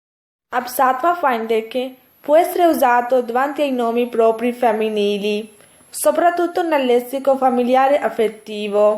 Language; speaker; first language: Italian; non-native, fluent; Urdu